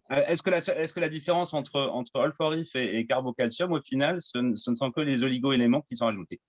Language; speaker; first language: French; native; French